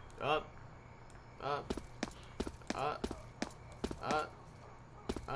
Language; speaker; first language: English; native; English